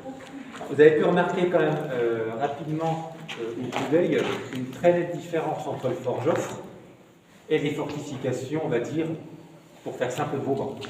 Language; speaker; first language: French; native; French